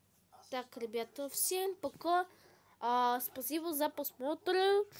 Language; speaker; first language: Russian; non-native, learner; Bulgarian